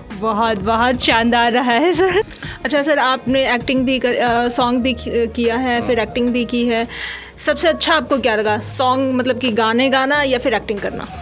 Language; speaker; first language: Hindi; native; Hindi